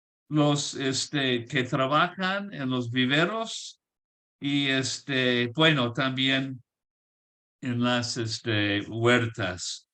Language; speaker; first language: Spanish; non-native, fluent; English